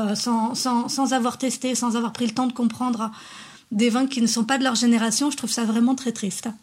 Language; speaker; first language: French; native; French